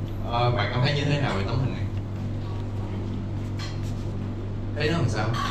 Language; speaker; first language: Vietnamese; native; Vietnamese